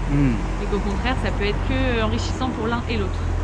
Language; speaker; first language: French; native; French